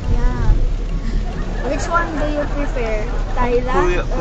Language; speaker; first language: English; non-native, local second language; Filipino